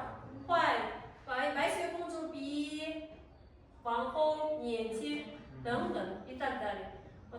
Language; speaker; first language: Russian; non-native, local second language; Kyrgyz